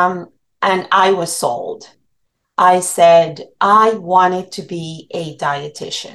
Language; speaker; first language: English; non-native, fluent; Spanish